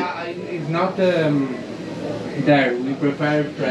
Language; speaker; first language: English; non-native, learner; Italian